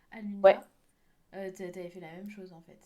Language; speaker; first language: French; native; French